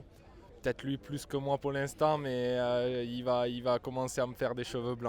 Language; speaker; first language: French; native; French